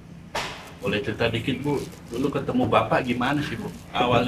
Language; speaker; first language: Indonesian; native; Indonesian